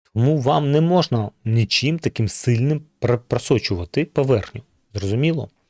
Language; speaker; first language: Ukrainian; non-native, local second language; Russian